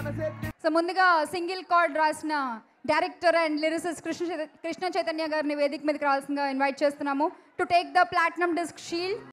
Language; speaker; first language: Telugu; native; Telugu